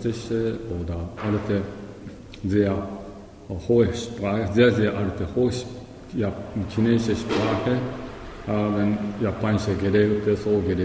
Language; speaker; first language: German; non-native, learner; Japanese